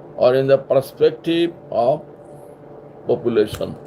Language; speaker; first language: English; non-native, local second language; Bangla